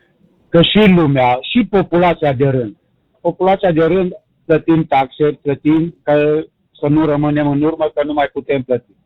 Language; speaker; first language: Romanian; native; Romanian